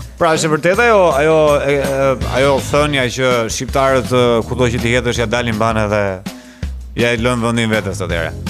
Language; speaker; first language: Albanian; native; Albanian